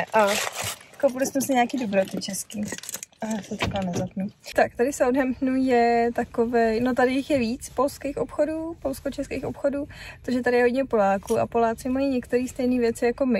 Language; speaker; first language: Czech; native; Czech